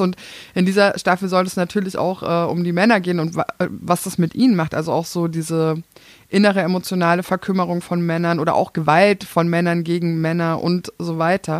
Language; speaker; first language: German; native; German